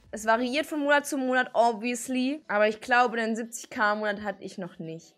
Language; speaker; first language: German; native; German